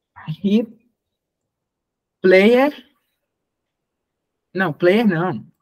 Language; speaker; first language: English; non-native, learner; Portuguese